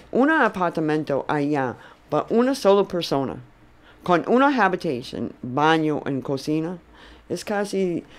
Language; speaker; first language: Spanish; non-native, learner; English